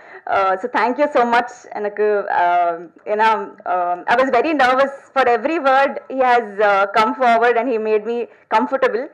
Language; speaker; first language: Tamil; non-native, learner; Telugu